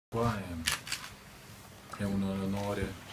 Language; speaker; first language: Italian; non-native, fluent; Lithuanian